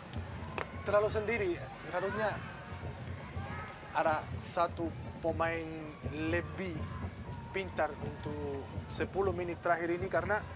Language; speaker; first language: Indonesian; non-native, fluent; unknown